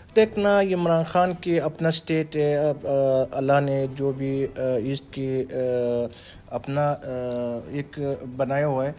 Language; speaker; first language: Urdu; non-native, local second language; Pashto